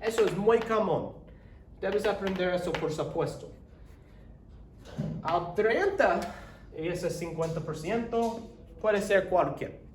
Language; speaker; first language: Spanish; non-native, learner; English